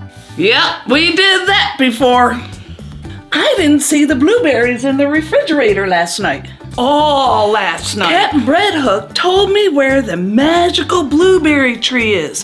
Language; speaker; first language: English; native; English